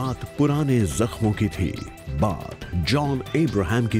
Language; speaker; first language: Hindi; native; Hindi